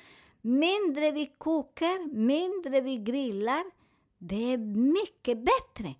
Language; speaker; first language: Swedish; non-native, learner; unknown